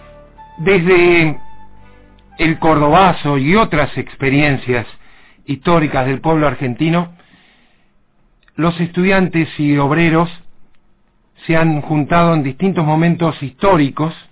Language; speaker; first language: Spanish; native; Spanish